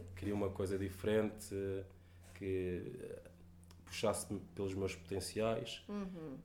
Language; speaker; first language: Portuguese; native; Portuguese